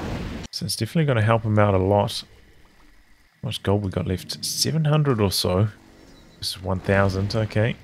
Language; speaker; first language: English; native; English